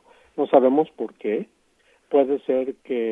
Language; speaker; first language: Spanish; non-native, fluent; English